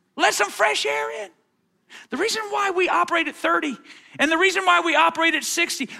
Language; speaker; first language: English; native; English